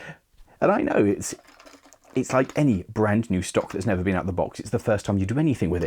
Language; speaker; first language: English; native; English